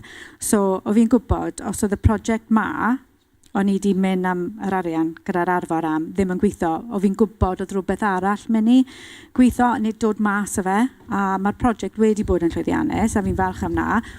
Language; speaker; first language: Welsh; non-native, local second language; English